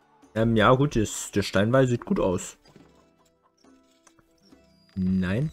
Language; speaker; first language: German; native; German